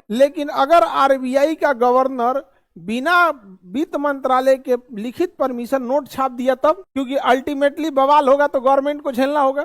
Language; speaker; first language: Hindi; native; Hindi